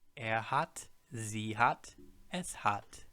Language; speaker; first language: German; non-native, fluent; English